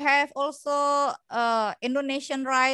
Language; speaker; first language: English; non-native, learner; Indonesian